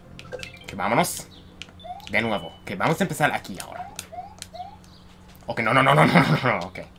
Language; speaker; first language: Spanish; early bilingual, heritage; Spanish